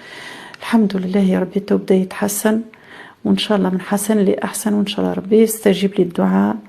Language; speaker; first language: Arabic; native; Arabic